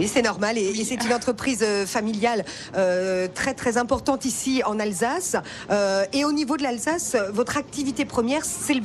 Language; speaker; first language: French; native; French